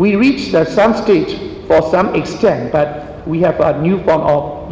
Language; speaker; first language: English; non-native, fluent; Burmese